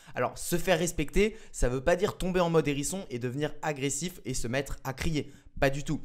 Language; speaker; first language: French; native; French